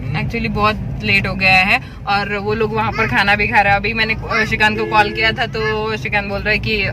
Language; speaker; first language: Hindi; native; Hindi